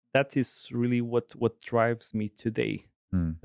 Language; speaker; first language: English; non-native, fluent; Portuguese